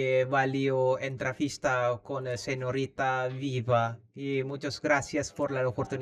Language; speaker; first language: Spanish; non-native, learner; Indonesian